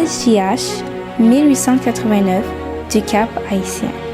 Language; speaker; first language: French; non-native, local second language; Haitian Creole